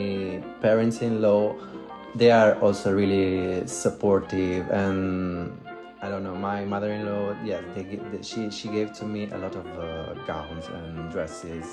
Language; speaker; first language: English; non-native, fluent; Italian